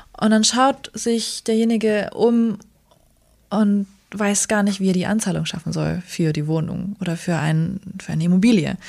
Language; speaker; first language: German; early bilingual, other home language; Kurdish